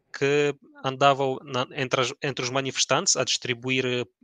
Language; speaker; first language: Portuguese; early bilingual, other home language; Ukrainian